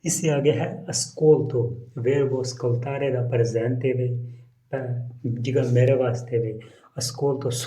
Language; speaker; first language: Italian; non-native, learner; Urdu